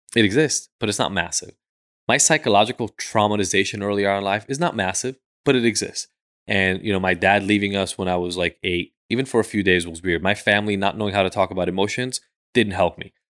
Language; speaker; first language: English; early bilingual, other home language; Hebrew